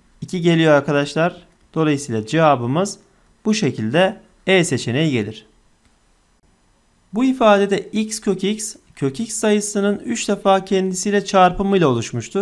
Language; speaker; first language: Turkish; native; Turkish